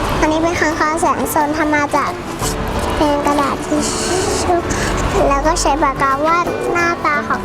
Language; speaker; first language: Thai; native; Thai